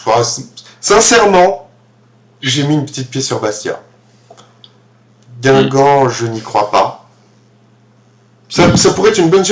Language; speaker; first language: French; native; French